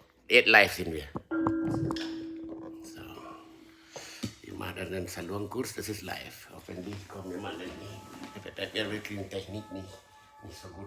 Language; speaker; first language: German; non-native, learner; Indonesian